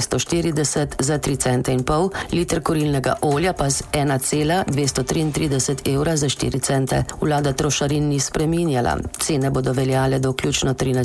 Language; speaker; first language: Slovenian; native; Slovenian